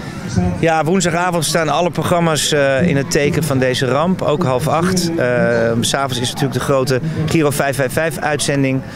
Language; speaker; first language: Dutch; native; Dutch